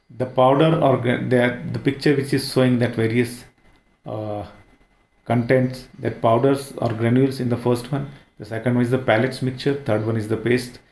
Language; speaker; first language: English; non-native, local second language; Hindi